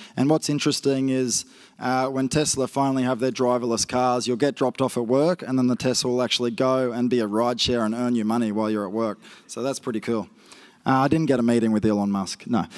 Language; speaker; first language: English; native; English